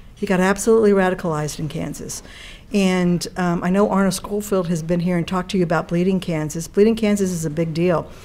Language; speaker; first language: English; native; English